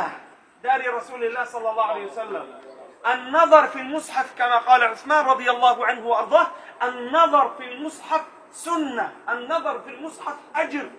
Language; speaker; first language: Indonesian; non-native, learner; Arabic